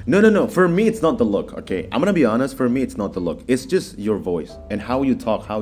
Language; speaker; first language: English; non-native, fluent; Indonesian